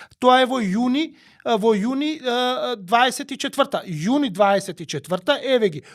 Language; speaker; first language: Macedonian; native; Macedonian